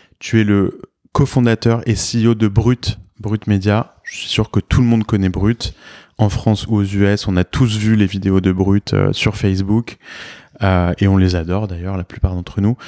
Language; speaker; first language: French; native; French